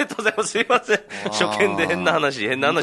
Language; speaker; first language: Japanese; native; Japanese